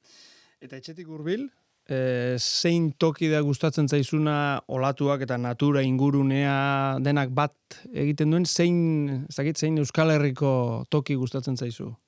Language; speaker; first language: Basque; native; Basque